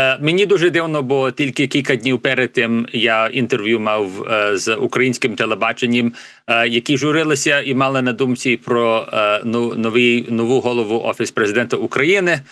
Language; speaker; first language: Ukrainian; early bilingual, heritage; English